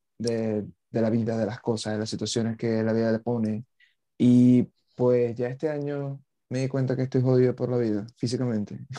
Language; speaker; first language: Spanish; native; Spanish